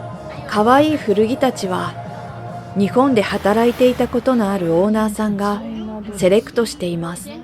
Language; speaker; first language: Japanese; native; Japanese